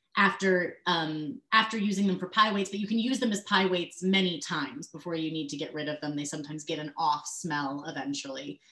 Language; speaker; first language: English; native; English